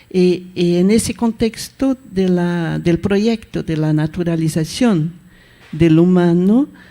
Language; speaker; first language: Spanish; non-native, fluent; Portuguese